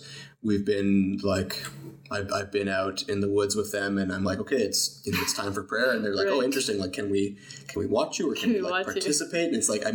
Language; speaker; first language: English; native; English